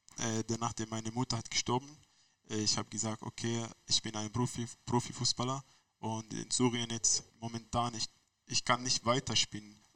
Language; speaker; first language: German; non-native, learner; Arabic